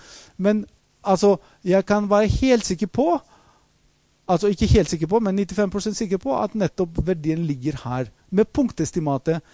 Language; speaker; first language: Norwegian; non-native, fluent; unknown